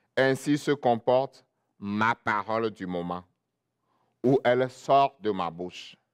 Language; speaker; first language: French; non-native, local second language; Ewe